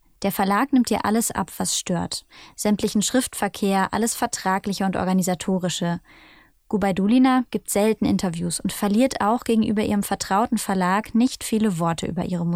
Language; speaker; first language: German; native; German